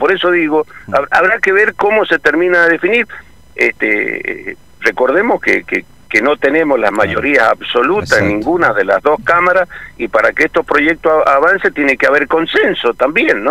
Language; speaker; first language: Spanish; native; Spanish